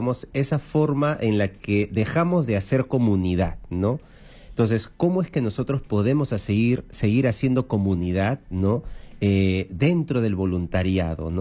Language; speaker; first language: Spanish; native; Spanish